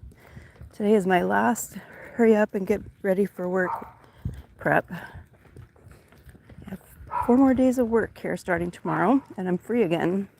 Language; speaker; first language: English; native; English